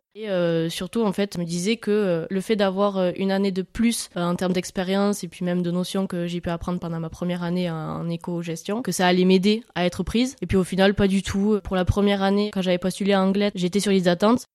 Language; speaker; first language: French; native; French